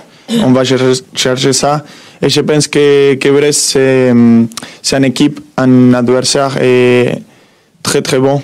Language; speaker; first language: French; non-native, fluent; Spanish